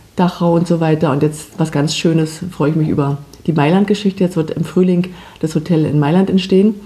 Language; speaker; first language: German; native; German